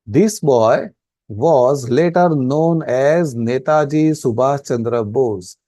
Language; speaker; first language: English; non-native, local second language; Gujarati